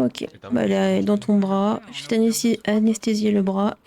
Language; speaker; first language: French; native; French